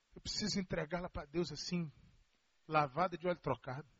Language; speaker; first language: Portuguese; native; Portuguese